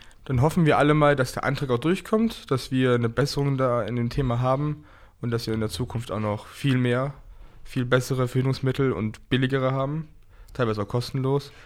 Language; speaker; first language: German; native; German